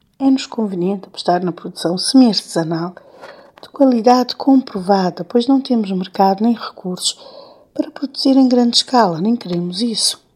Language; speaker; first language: Portuguese; non-native, local second language; Kabuverdianu